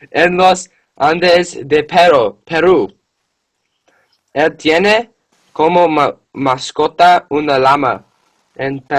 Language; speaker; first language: Spanish; non-native, learner; English